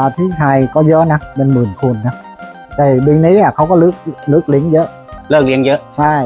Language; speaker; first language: Thai; non-native, learner; Vietnamese